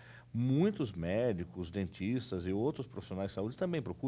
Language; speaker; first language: Portuguese; native; Portuguese